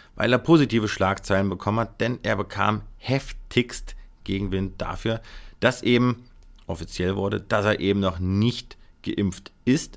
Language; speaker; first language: German; native; German